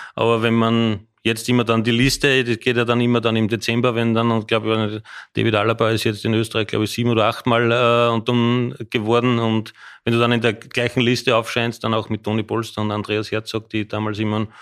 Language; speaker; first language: German; native; German